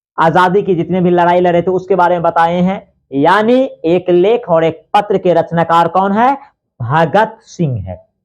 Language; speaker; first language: Hindi; native; Hindi